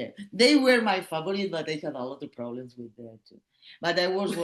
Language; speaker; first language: English; non-native, learner; Catalan